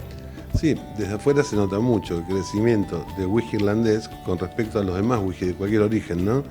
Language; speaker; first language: Spanish; native; Spanish